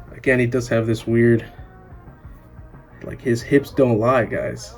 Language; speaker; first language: English; native; English